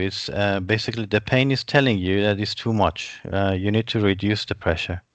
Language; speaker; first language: English; non-native, fluent; Persian